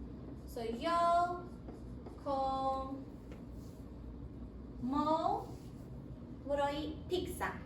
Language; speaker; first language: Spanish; non-native, fluent; English